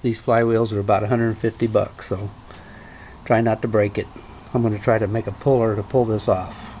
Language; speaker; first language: English; native; English